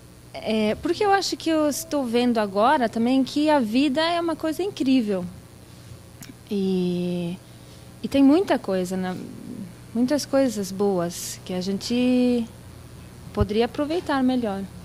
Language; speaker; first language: Portuguese; non-native, fluent; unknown